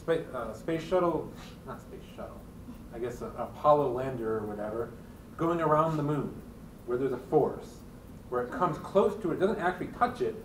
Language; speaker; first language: English; native; English